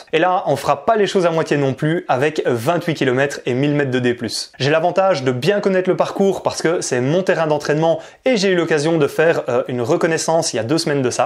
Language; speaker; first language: French; native; French